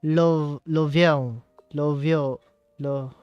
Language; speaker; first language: Spanish; non-native, learner; English